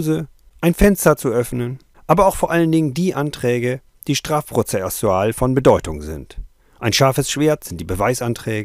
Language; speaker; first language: German; native; German